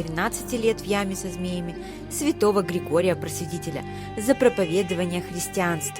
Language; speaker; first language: Russian; native; Russian